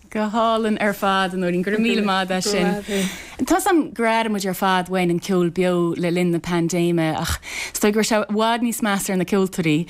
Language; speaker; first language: Irish; native; Irish